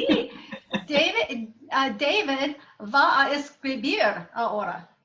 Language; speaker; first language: Spanish; non-native, learner; English